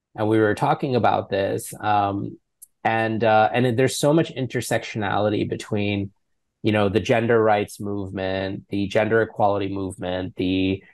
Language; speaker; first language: English; native; English